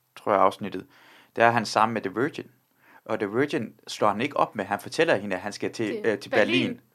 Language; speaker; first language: Danish; non-native, fluent; Persian